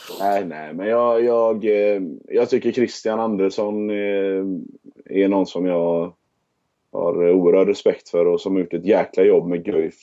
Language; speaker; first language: Swedish; native; Swedish